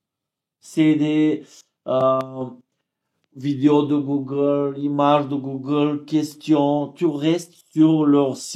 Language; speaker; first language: French; non-native, fluent; Bulgarian